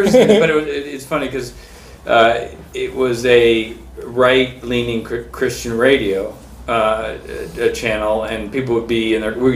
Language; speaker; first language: English; native; English